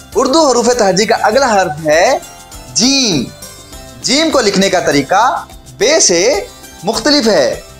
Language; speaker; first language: Urdu; native; Urdu